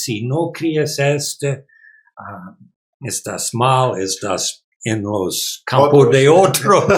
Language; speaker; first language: Spanish; non-native, learner; English